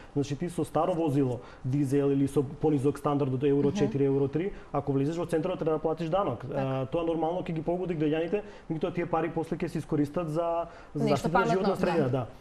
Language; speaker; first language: Macedonian; native; Macedonian